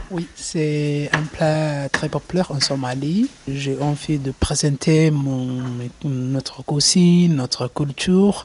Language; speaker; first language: French; non-native, learner; Somali